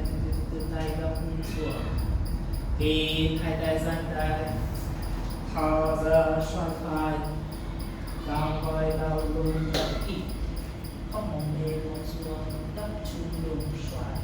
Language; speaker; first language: Vietnamese; non-native, learner; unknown